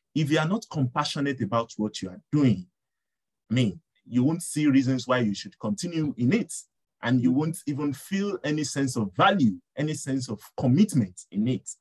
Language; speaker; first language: English; non-native, local second language; Yoruba